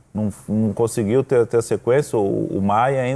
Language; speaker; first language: Portuguese; native; Portuguese